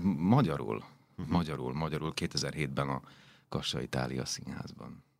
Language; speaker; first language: Hungarian; native; Hungarian